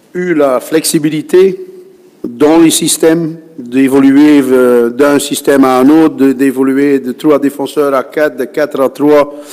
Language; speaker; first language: French; non-native, fluent; Dutch